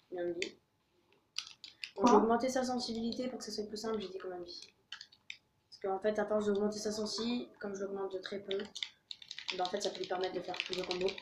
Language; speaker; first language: French; native; French